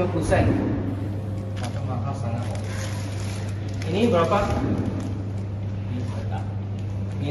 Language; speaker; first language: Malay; non-native, local second language; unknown